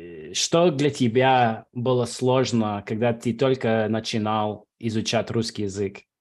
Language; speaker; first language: Russian; non-native, fluent; English